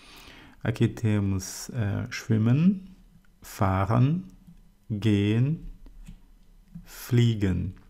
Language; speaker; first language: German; non-native, fluent; Portuguese